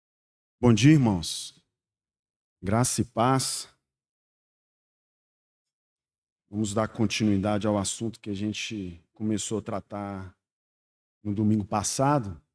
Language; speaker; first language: Portuguese; native; Portuguese